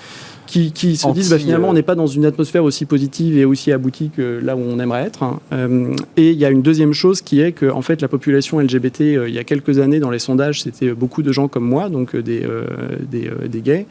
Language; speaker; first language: French; native; French